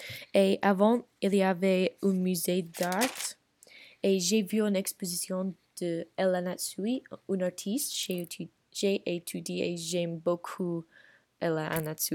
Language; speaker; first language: French; non-native, learner; English